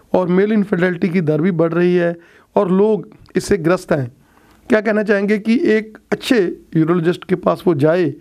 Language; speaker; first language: Hindi; non-native, local second language; Punjabi